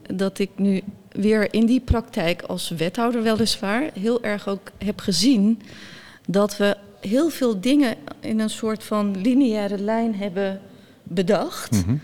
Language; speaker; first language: Dutch; early bilingual, other home language; Turkish